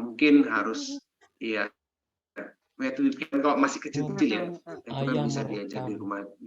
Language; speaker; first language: Indonesian; non-native, fluent; English